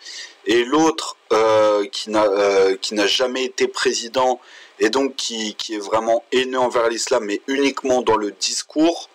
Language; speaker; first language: French; native; French